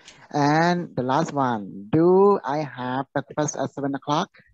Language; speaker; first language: English; non-native, learner; Thai